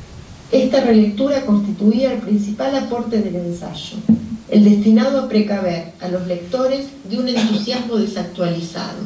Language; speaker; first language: Spanish; native; Spanish